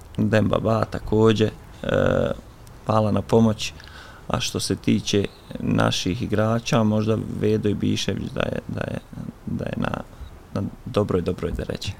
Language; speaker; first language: Bosnian; native; Bosnian